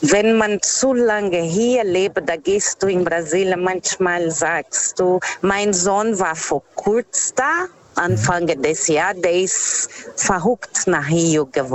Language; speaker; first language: German; non-native, fluent; Portuguese